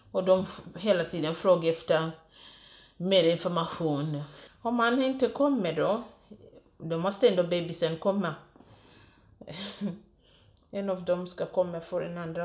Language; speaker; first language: Swedish; non-native, fluent; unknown